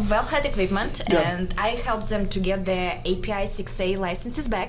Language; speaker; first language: English; non-native, fluent; Kazakh